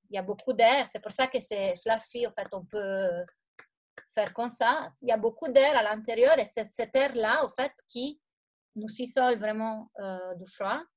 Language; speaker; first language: French; non-native, fluent; Italian